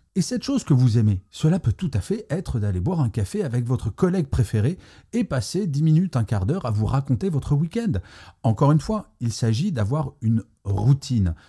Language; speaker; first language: French; native; French